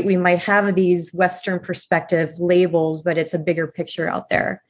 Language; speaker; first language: English; native; English